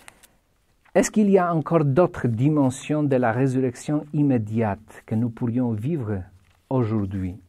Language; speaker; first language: French; non-native, fluent; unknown